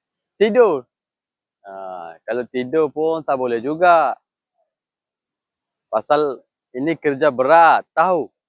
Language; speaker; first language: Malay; non-native, fluent; Bangla